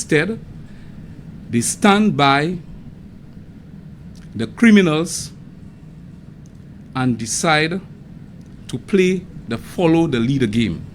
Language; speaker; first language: English; non-native, local second language; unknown